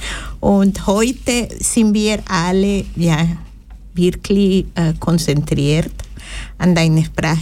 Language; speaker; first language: German; non-native, learner; Spanish